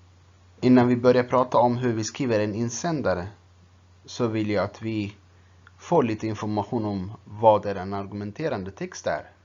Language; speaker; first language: Swedish; non-native, fluent; Tigrinya